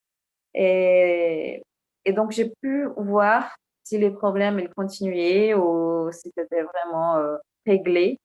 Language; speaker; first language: French; non-native, fluent; Portuguese